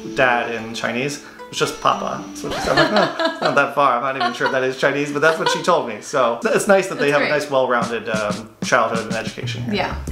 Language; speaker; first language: English; native; English